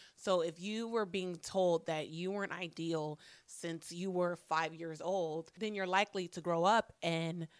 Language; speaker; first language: English; native; English